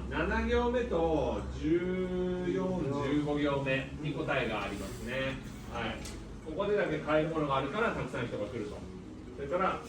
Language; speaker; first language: Japanese; native; Japanese